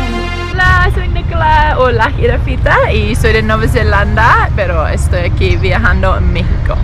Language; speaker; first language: Spanish; non-native, learner; English